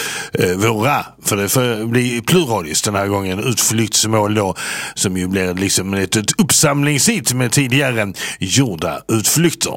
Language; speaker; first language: Swedish; native; Swedish